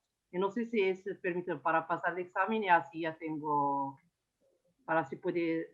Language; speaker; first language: Spanish; non-native, learner; Arabic